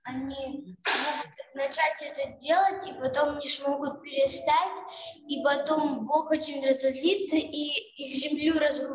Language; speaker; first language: Russian; early bilingual, heritage; Russian